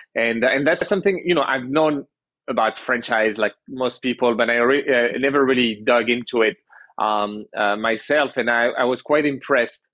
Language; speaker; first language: English; early bilingual, other home language; French